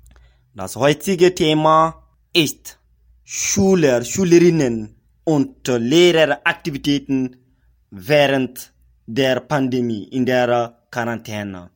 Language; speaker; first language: German; non-native, fluent; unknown